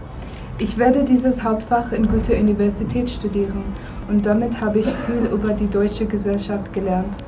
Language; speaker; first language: German; non-native, fluent; Arabic